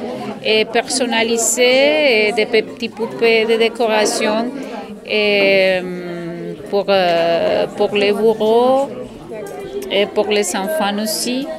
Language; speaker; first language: French; non-native, learner; Spanish